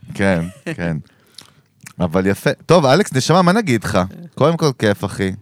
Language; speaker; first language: Hebrew; early bilingual, other home language; Russian